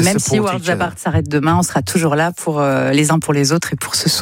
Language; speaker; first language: French; native; French